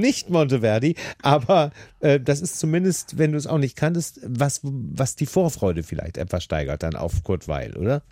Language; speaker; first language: German; native; German